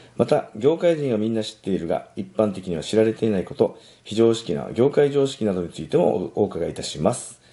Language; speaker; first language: Japanese; native; Japanese